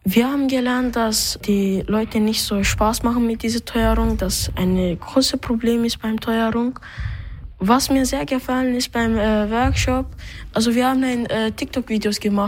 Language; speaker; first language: German; early bilingual, other home language; Turkish